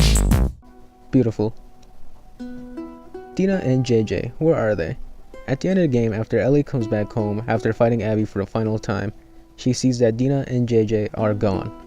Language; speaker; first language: English; native; English